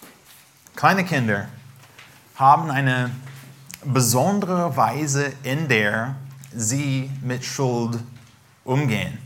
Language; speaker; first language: German; non-native, fluent; English